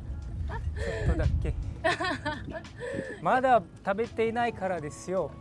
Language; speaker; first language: Japanese; non-native, learner; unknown